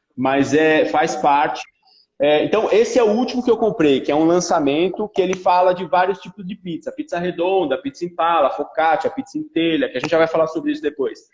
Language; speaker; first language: Portuguese; early bilingual, other home language; Italian